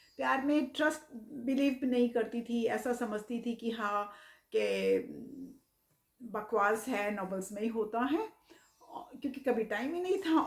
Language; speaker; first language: Hindi; early bilingual, heritage; Hindi